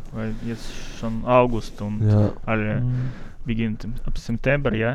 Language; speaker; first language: German; non-native, learner; Russian